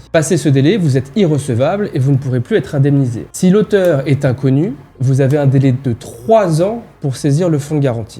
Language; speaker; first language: French; native; French